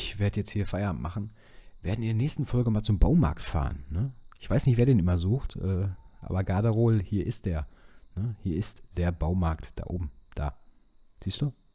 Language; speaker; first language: German; native; German